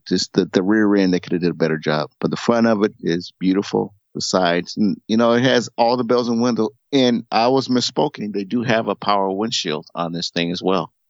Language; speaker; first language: English; native; English